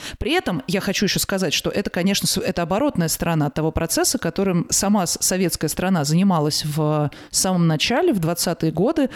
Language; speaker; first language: Russian; native; Russian